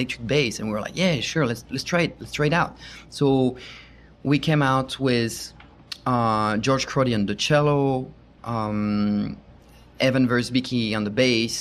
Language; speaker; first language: English; non-native, fluent; French